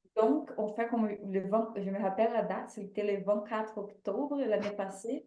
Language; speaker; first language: French; non-native, fluent; Portuguese